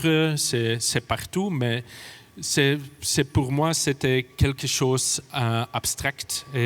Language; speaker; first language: French; non-native, fluent; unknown